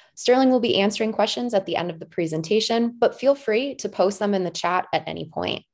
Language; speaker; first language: English; native; English